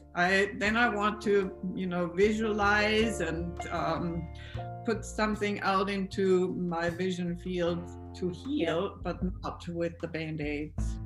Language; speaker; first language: English; non-native, fluent; German